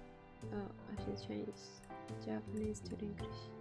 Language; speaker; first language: English; non-native, learner; Japanese